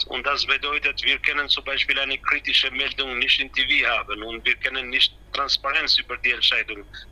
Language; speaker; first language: German; non-native, learner; Albanian